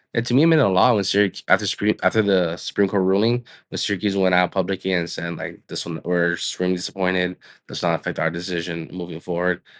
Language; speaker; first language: English; native; English